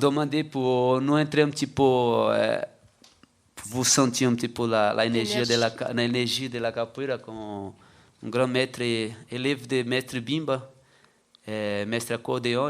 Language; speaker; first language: French; non-native, fluent; Portuguese